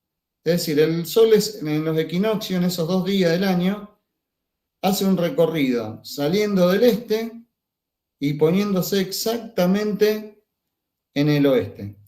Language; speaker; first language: Spanish; native; Spanish